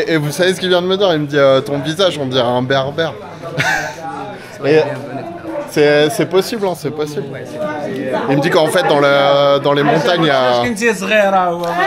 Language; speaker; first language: French; native; French